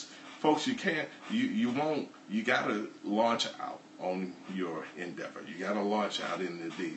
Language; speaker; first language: English; native; English